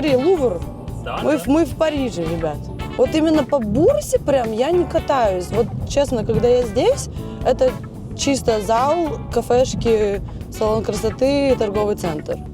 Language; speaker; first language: Russian; native; Russian